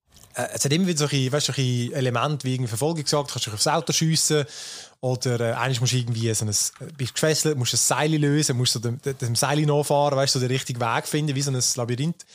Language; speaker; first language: German; native; German